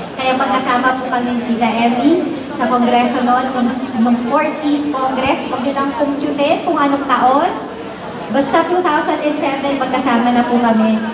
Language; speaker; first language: Filipino; native; Filipino